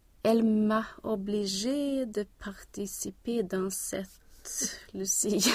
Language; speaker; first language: French; non-native, learner; Swedish